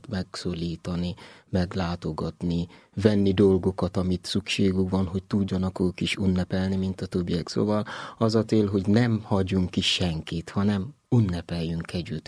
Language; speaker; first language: Hungarian; non-native, learner; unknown